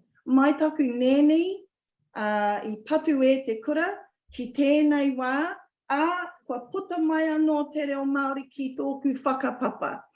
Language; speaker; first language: Māori; non-native, local second language; English